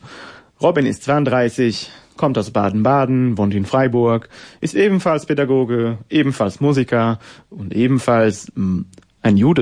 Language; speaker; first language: German; non-native, fluent; Hebrew